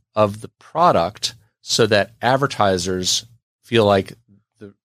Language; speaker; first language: English; native; English